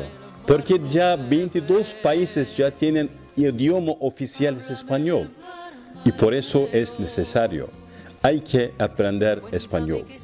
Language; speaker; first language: Spanish; non-native, fluent; Turkish